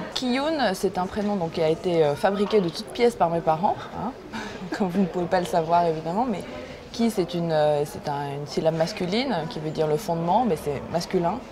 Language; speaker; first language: French; early bilingual, other home language; Korean